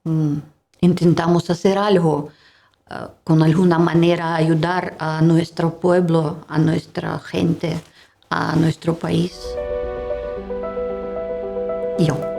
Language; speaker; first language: Spanish; non-native, learner; Russian